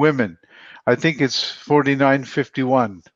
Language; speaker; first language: English; non-native, fluent; Spanish